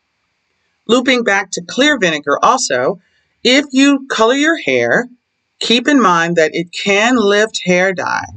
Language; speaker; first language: English; native; English